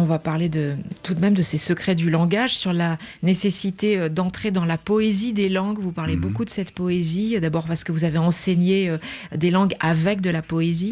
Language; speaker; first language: French; native; French